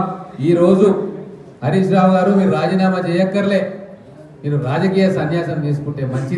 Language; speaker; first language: Telugu; native; Telugu